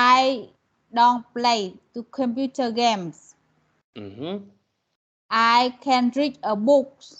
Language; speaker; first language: English; non-native, learner; Vietnamese